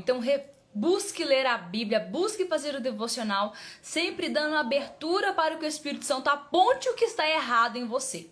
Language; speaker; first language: Portuguese; native; Portuguese